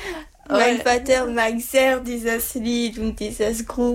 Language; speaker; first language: German; non-native, learner; French